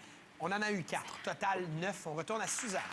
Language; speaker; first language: French; native; French